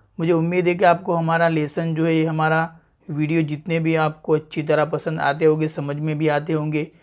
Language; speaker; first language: Hindi; native; Hindi